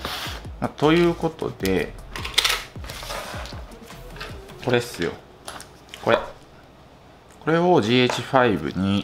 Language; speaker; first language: Japanese; native; Japanese